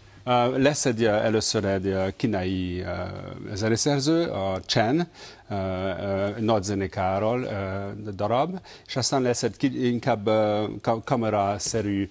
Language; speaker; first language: Hungarian; non-native, fluent; French